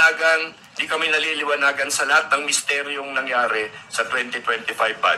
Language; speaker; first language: Filipino; native; Filipino